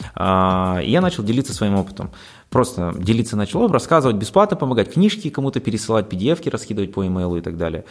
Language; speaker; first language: Russian; native; Russian